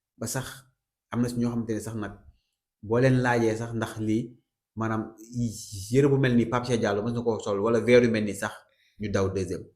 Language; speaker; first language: Wolof; native; Wolof